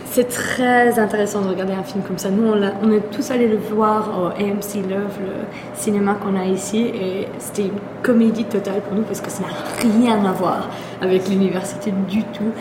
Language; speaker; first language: French; early bilingual, other home language; German